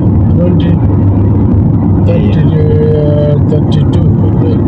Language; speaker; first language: English; non-native, learner; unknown